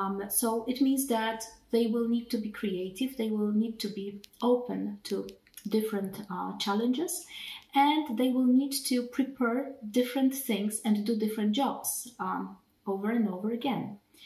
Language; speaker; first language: English; non-native, fluent; Polish